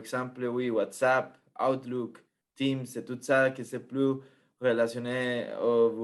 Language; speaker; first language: French; non-native, fluent; Spanish